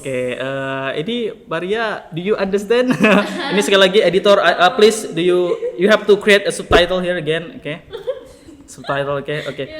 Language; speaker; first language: English; non-native, learner; Indonesian